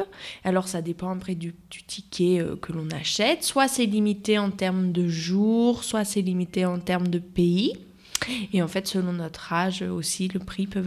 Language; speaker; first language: French; native; French